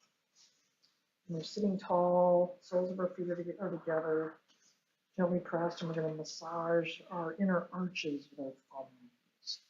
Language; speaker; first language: English; native; English